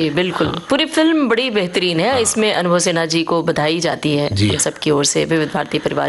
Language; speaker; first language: Hindi; native; Hindi